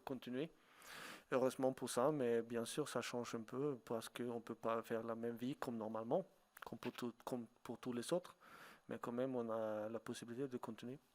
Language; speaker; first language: French; non-native, fluent; Swedish